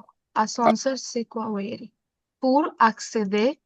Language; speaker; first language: French; non-native, fluent; Hindi